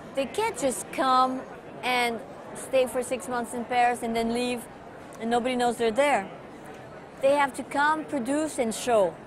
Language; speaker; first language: English; non-native, fluent; Portuguese